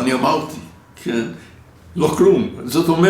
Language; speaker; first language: Hebrew; non-native, fluent; English